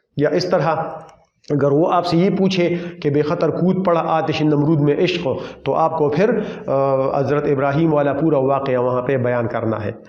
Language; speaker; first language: Urdu; non-native, local second language; Pashto